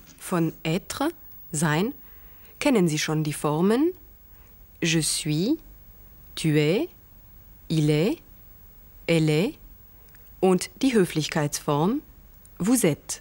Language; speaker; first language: German; native; German